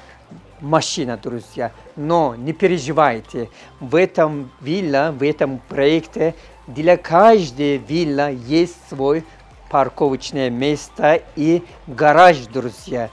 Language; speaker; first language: Russian; non-native, learner; Turkish